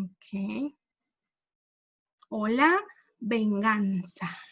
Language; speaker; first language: Spanish; non-native, fluent; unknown